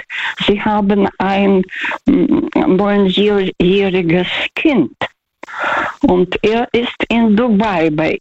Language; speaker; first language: German; non-native, fluent; Russian